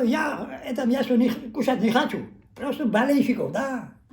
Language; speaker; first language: Russian; non-native, learner; Georgian